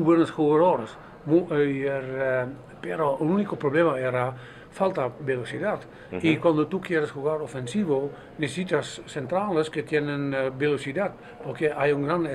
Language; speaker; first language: Spanish; non-native, fluent; Dutch